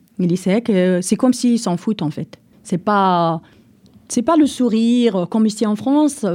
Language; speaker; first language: French; non-native, local second language; Arabic